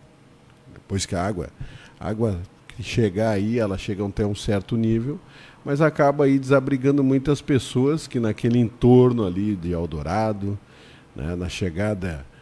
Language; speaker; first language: Portuguese; native; Portuguese